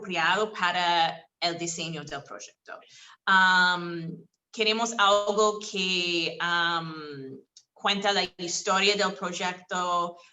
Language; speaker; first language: Spanish; non-native, fluent; English